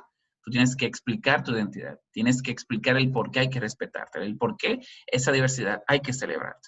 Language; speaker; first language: Spanish; native; Spanish